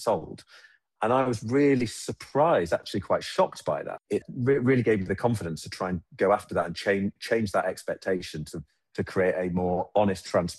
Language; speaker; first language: English; native; English